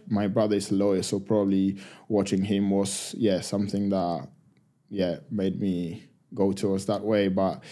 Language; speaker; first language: English; non-native, fluent; Spanish